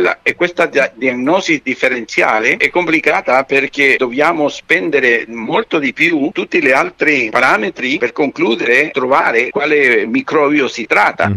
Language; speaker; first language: Italian; non-native, fluent; Spanish